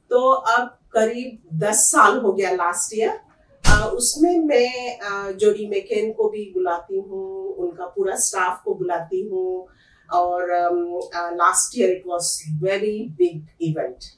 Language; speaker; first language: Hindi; non-native, local second language; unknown